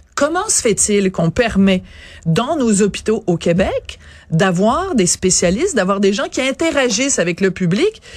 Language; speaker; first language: French; native; French